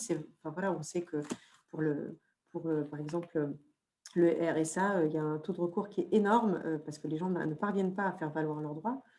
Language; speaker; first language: French; native; French